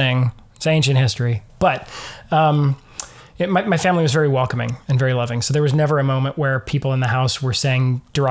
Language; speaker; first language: English; native; English